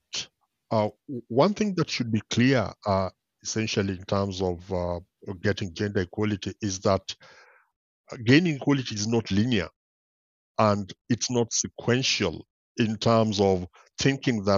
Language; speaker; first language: English; non-native, local second language; Luo (Kenya and Tanzania)